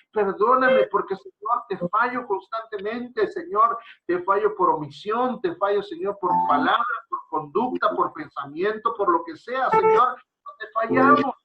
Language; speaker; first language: Spanish; native; Spanish